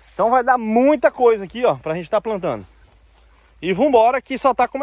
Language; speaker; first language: Portuguese; native; Portuguese